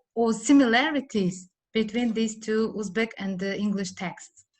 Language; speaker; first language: English; non-native, fluent; Uzbek